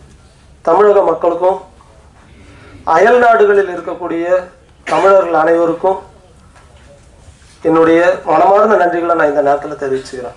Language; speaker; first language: Tamil; native; Tamil